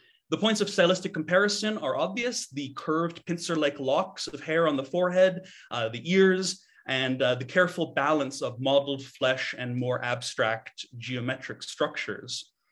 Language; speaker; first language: English; native; English